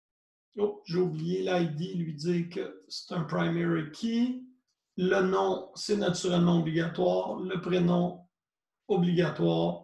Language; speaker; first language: French; native; French